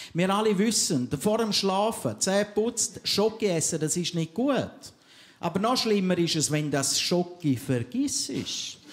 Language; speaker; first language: German; native; German